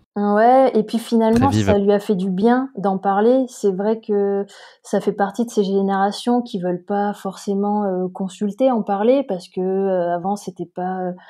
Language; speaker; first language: French; native; French